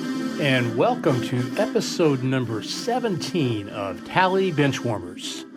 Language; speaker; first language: English; native; English